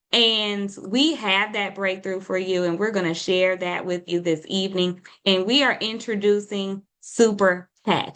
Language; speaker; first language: English; native; English